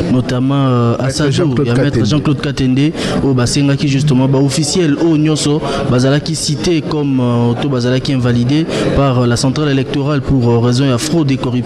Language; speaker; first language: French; non-native, local second language; Lingala